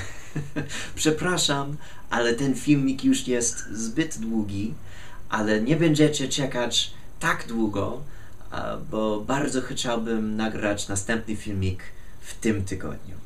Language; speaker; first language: Polish; non-native, fluent; English